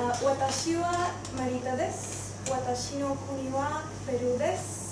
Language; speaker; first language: Japanese; non-native, learner; Spanish